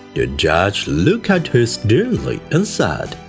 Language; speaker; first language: English; non-native, fluent; Chinese